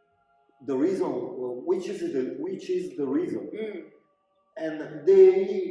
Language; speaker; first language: English; non-native, local second language; Italian